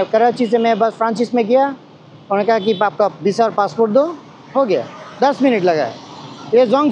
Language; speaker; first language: Hindi; non-native, learner; Bangla